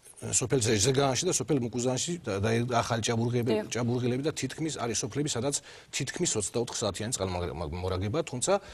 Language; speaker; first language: Georgian; native; Georgian